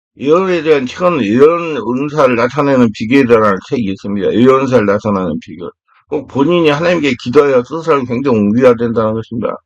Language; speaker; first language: Korean; native; Korean